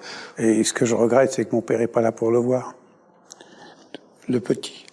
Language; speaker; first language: French; native; French